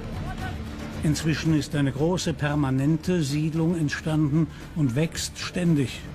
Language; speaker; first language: German; native; German